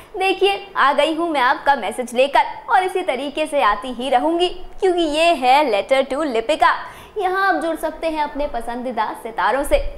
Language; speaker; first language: Hindi; native; Hindi